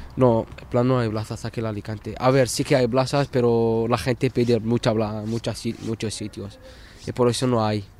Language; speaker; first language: Spanish; non-native, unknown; Arabic